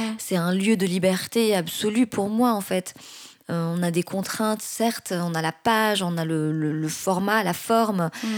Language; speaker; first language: French; non-native, local second language; Arabic